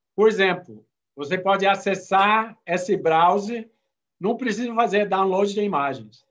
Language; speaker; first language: Portuguese; non-native, fluent; English